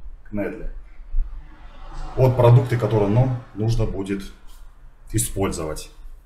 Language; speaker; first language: Russian; native; Russian